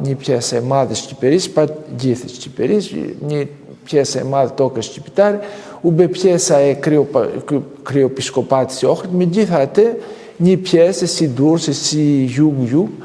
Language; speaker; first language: Albanian; non-native, fluent; Greek